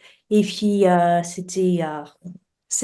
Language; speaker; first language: French; non-native, learner; English